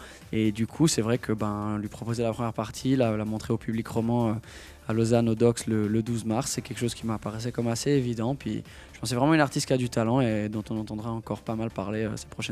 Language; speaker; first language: French; native; French